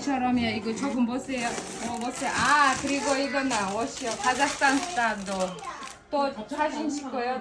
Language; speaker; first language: Korean; non-native, learner; Kazakh